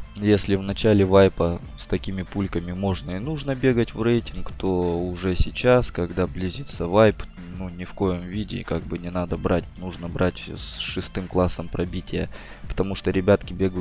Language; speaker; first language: Russian; native; Russian